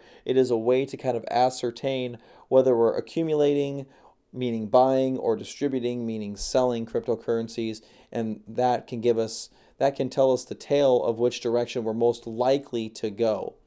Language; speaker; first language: English; native; English